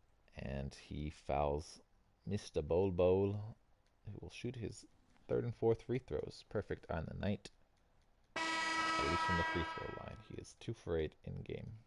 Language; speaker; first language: English; native; English